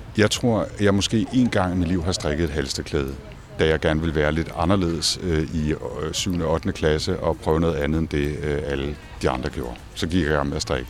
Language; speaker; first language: Danish; native; Danish